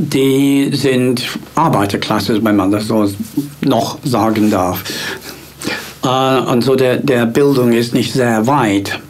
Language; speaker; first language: German; non-native, fluent; English